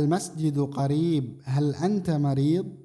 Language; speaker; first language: Arabic; non-native, fluent; Indonesian